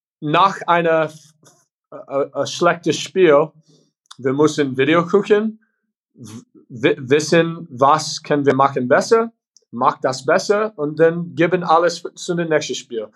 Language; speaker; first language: German; non-native, learner; English